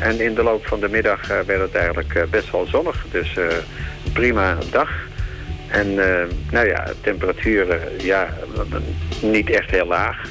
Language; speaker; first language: Dutch; native; Dutch